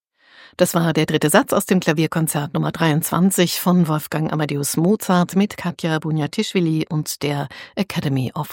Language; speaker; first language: German; native; German